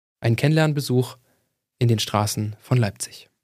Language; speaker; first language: German; native; German